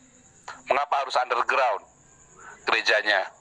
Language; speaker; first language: Indonesian; native; Indonesian